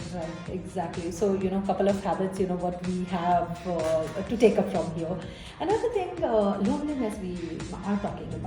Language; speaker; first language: English; non-native, local second language; Hindi